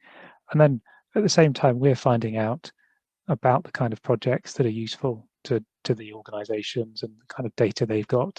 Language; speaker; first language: English; native; English